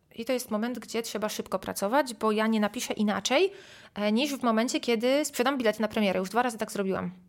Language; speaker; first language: Polish; native; Polish